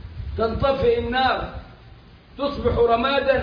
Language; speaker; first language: Arabic; native; Arabic